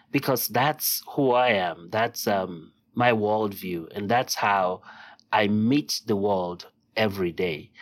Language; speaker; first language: English; non-native, local second language; Yoruba